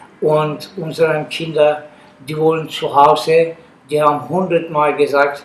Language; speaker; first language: German; non-native, learner; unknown